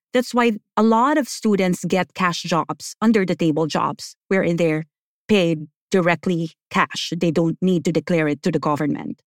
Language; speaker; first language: English; non-native, local second language; Filipino